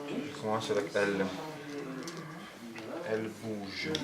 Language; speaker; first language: French; non-native, learner; Italian